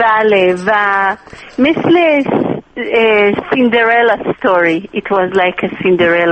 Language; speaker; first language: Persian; early bilingual, heritage; Persian